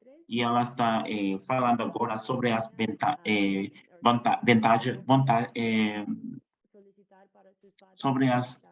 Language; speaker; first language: Portuguese; non-native, fluent; Spanish